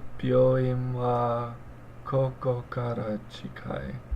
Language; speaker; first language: Japanese; non-native, learner; English